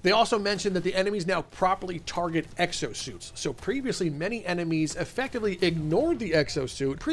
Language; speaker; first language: English; native; English